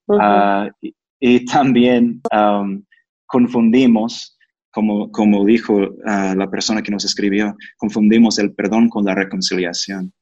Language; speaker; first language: Spanish; non-native, fluent; English